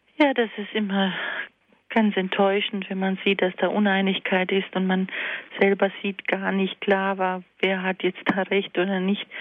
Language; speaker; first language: German; early bilingual, other home language; Croatian